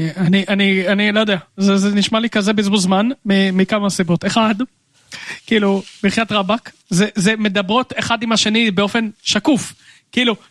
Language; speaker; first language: Hebrew; native; Hebrew